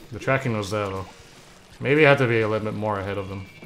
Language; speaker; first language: English; native; English